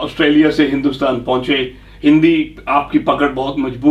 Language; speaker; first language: Hindi; native; Hindi